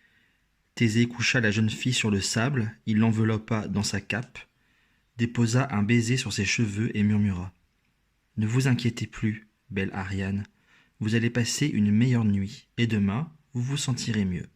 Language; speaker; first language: French; native; French